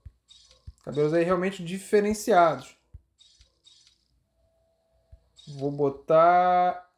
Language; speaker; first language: Portuguese; native; Portuguese